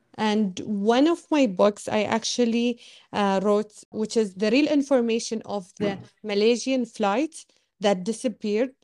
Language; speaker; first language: English; non-native, fluent; Arabic